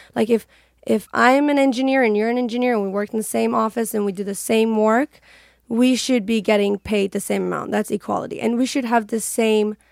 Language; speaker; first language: English; non-native, fluent; Persian